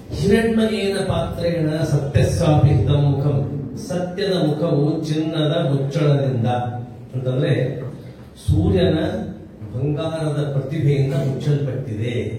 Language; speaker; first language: Kannada; native; Kannada